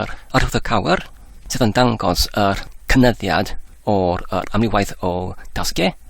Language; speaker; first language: Welsh; non-native, learner; English